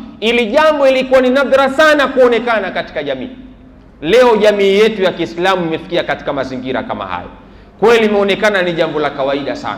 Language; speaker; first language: Swahili; native; Swahili